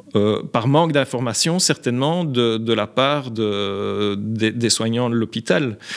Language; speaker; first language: French; native; French